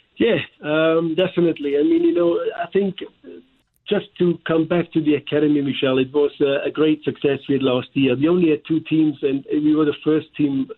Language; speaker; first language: English; non-native, fluent; German